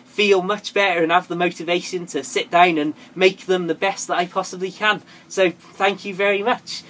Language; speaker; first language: English; native; English